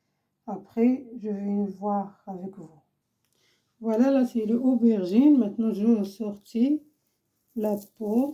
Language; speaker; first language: French; non-native, learner; Arabic